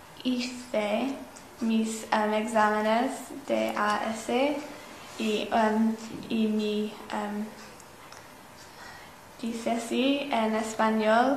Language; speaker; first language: Spanish; non-native, learner; English